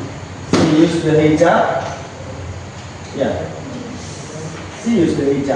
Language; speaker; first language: English; non-native, learner; Indonesian